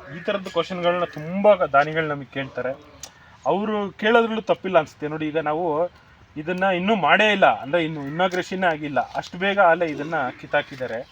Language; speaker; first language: Kannada; native; Kannada